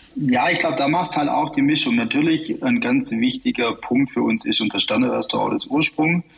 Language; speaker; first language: German; native; German